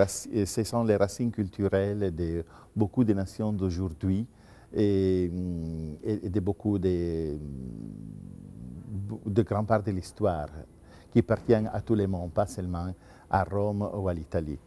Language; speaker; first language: French; non-native, fluent; Italian